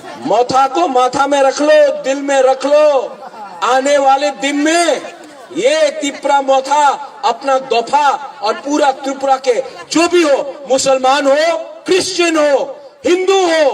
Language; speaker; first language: Hindi; non-native, local second language; Kok Borok